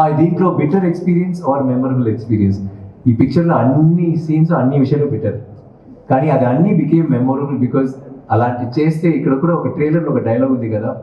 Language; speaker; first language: Telugu; non-native, learner; Tamil